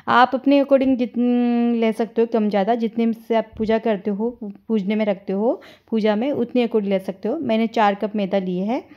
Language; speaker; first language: Hindi; native; Hindi